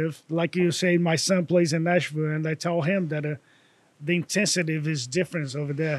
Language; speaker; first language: English; non-native, fluent; Portuguese